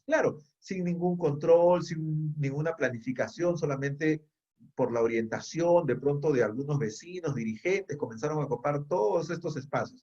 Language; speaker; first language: Spanish; native; Spanish